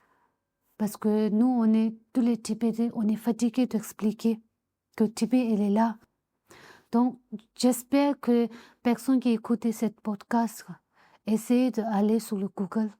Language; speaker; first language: French; non-native, learner; Tibetan